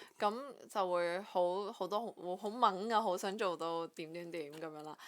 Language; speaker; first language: Cantonese; native; Cantonese